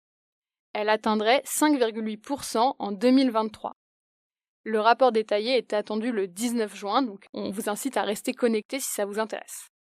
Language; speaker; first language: French; native; French